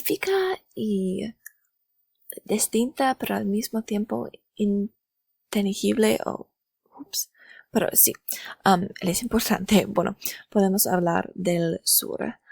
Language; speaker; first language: Spanish; non-native, learner; English